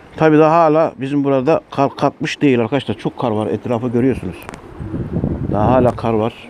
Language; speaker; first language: Turkish; native; Turkish